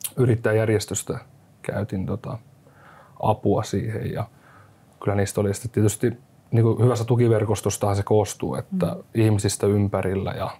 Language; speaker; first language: Finnish; native; Finnish